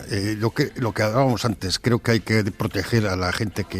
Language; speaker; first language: Spanish; native; Spanish